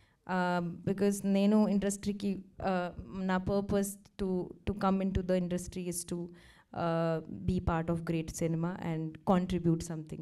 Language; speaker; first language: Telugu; non-native, fluent; Hindi